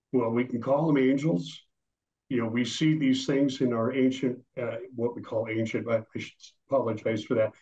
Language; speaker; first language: English; native; English